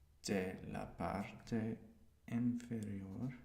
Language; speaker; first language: Spanish; non-native, learner; English